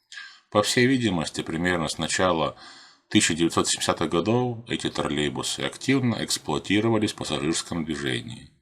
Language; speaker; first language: Russian; native; Russian